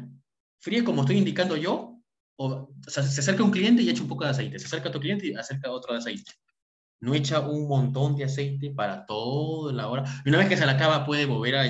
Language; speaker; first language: Spanish; native; Spanish